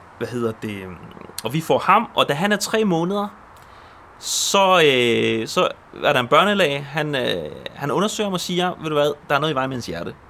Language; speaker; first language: Danish; early bilingual, other home language; Polish